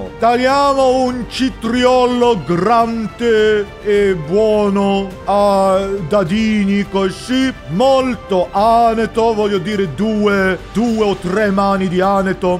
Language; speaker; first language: Italian; non-native, learner; English